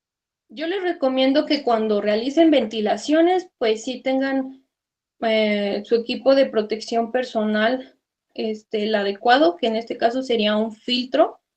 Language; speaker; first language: Spanish; native; Spanish